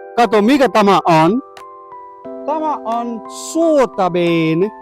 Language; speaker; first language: Finnish; non-native, learner; Hindi